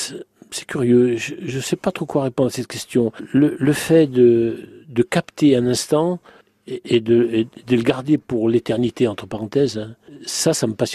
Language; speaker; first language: French; native; French